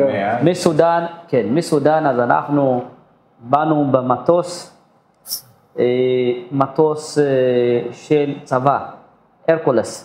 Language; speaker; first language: Hebrew; non-native, fluent; Amharic